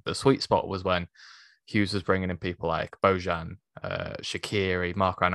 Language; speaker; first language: English; native; English